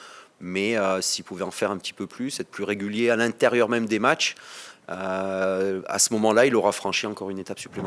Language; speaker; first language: French; native; French